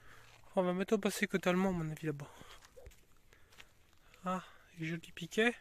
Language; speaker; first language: French; native; French